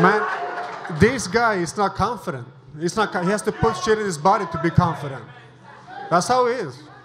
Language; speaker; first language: English; non-native, fluent; Swedish